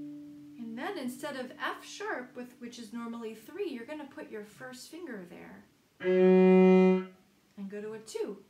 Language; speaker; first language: English; native; English